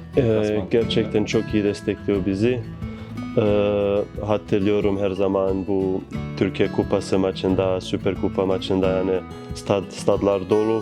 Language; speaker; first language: Turkish; non-native, fluent; Bosnian